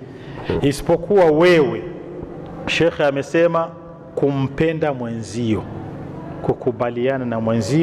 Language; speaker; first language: Swahili; non-native, local second language; Rundi